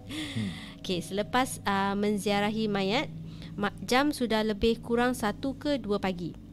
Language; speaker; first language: Malay; native; Malay